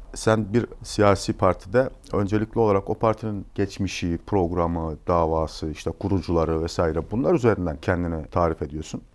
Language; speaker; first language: Turkish; native; Turkish